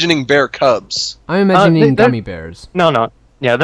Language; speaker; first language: English; non-native, fluent; Spanish